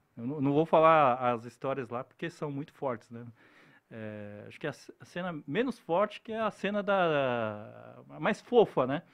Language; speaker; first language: Portuguese; early bilingual, other home language; Korean